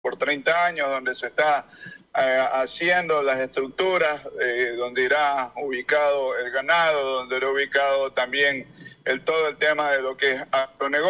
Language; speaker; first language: Spanish; native; Spanish